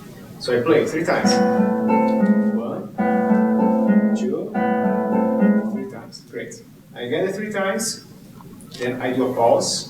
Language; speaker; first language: English; non-native, fluent; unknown